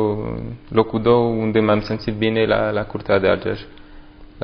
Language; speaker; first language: Romanian; non-native, learner; French